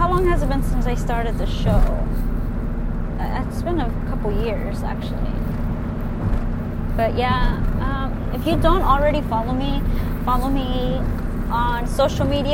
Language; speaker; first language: English; early bilingual, other home language; Spanish